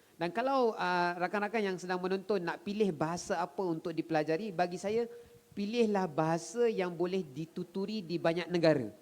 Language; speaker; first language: Malay; native; Malay